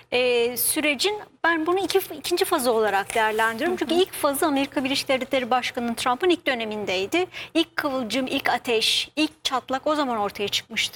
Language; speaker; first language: Turkish; native; Turkish